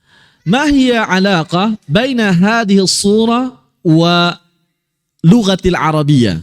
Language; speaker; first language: Arabic; non-native, fluent; Indonesian